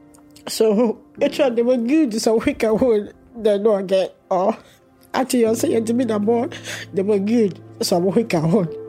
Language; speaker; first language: Swedish; non-native, learner; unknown